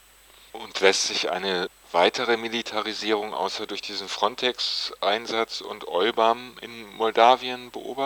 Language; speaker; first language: German; native; German